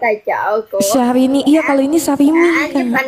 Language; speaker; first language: Indonesian; native; Indonesian